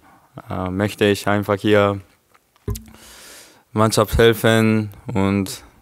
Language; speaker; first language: German; non-native, learner; Korean